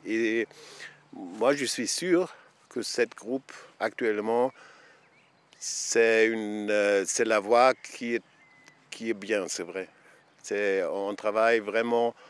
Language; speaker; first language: French; non-native, fluent; German